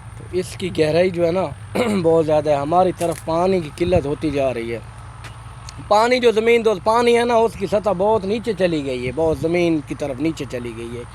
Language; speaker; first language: Urdu; non-native, local second language; Punjabi